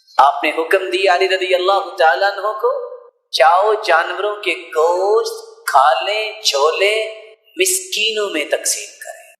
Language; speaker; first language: Urdu; non-native, local second language; Punjabi